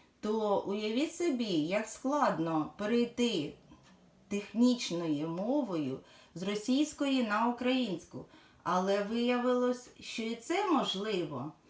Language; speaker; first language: Ukrainian; non-native, local second language; Russian